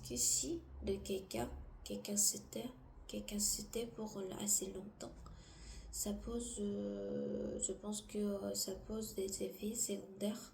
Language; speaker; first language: French; non-native, learner; Korean